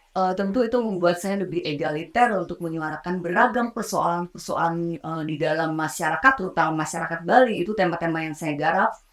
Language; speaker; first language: Indonesian; native; Indonesian